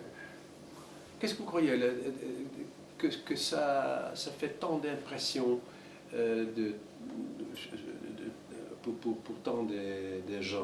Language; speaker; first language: French; non-native, fluent; Dutch